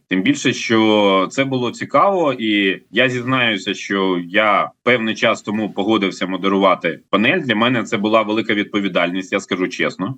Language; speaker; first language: Ukrainian; native; Ukrainian